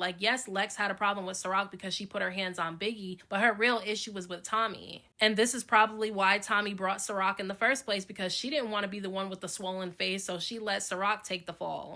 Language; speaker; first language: English; native; English